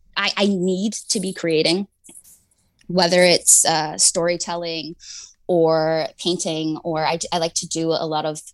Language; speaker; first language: English; native; English